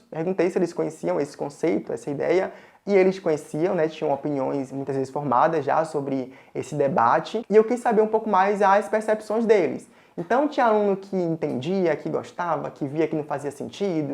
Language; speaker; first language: Portuguese; native; Portuguese